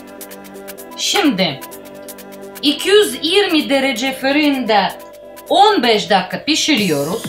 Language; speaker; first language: Turkish; non-native, learner; Russian